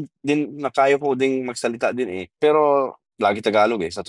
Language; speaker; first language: Filipino; non-native, fluent; Arabic